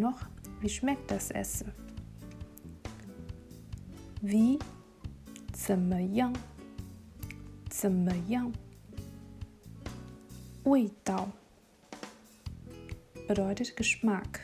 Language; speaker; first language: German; non-native, fluent; Chinese